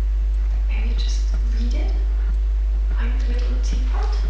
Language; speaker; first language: English; non-native, fluent; German